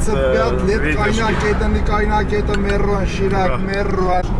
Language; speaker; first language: Russian; non-native, learner; Armenian